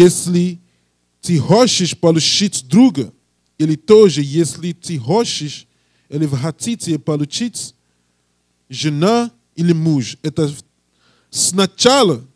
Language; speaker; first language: Russian; non-native, learner; English